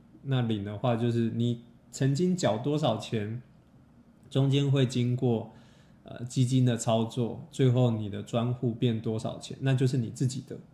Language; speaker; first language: Chinese; native; Chinese